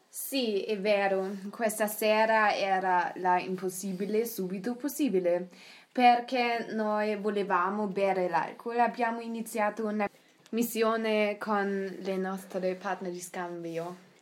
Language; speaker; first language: Italian; non-native, learner; German